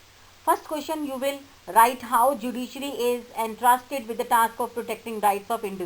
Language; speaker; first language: English; non-native, local second language; Hindi